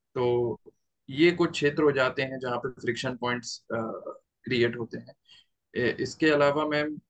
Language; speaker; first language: Hindi; native; Hindi